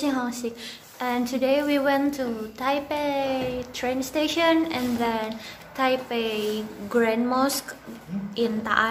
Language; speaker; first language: English; non-native, learner; Indonesian